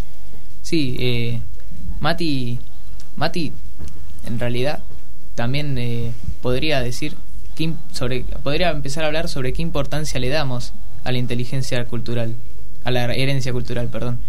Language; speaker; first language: Spanish; native; Spanish